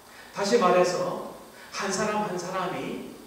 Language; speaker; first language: Korean; native; Korean